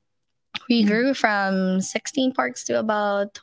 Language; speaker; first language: English; non-native, local second language; Filipino